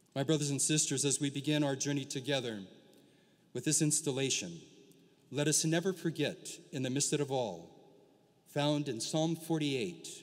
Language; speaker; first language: English; early bilingual, other home language; Portuguese